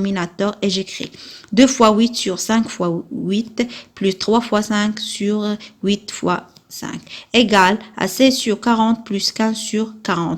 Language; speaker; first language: French; non-native, local second language; Arabic